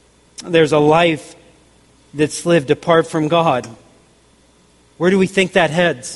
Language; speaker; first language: English; native; English